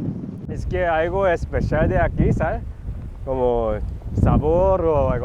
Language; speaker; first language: Spanish; non-native, fluent; Korean